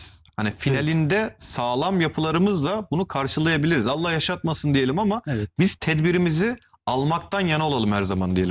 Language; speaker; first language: Turkish; native; Turkish